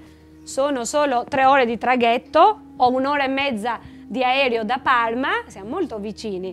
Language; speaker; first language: Italian; non-native, fluent; Albanian